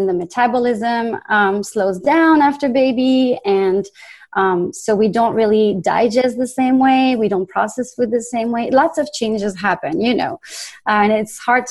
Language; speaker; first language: English; non-native, fluent; French